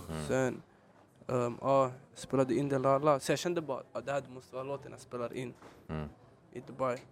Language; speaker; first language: Swedish; early bilingual, other home language; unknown